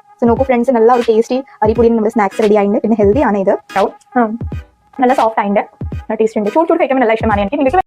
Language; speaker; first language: Malayalam; non-native, fluent; Hindi